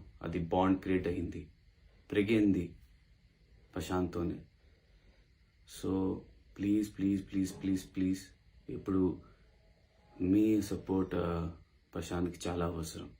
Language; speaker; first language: Telugu; non-native, local second language; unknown